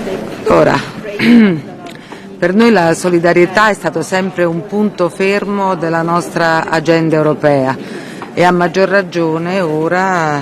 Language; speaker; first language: Italian; native; Italian